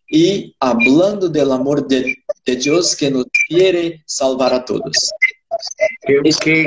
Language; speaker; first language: Spanish; non-native, fluent; Portuguese